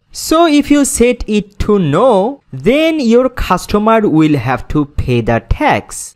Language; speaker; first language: English; non-native, local second language; Bangla